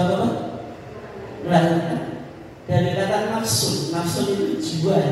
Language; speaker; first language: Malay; non-native, local second language; Javanese